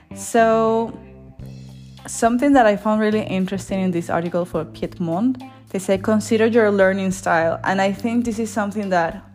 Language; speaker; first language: English; non-native, fluent; Spanish